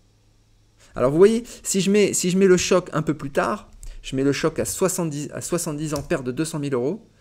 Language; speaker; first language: French; native; French